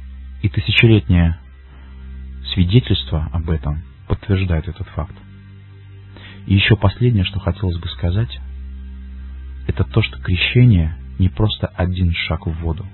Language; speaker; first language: Russian; native; Russian